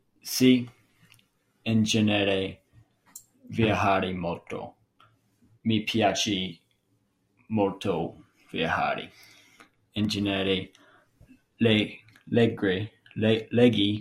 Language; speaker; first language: Italian; non-native, learner; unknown